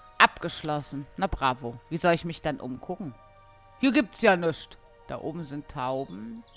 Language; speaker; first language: German; native; German